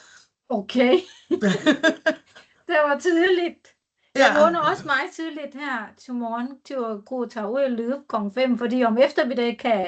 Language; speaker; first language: Danish; non-native, learner; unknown